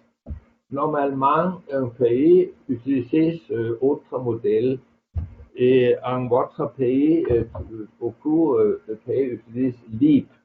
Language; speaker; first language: French; non-native, fluent; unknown